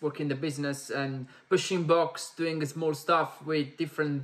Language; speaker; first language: English; non-native, fluent; Italian